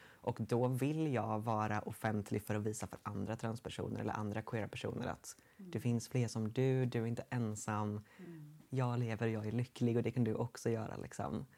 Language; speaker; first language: Swedish; native; Swedish